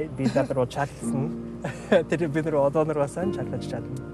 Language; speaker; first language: Mongolian; non-native, learner; English